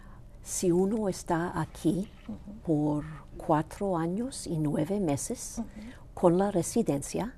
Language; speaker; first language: Spanish; non-native, local second language; Greek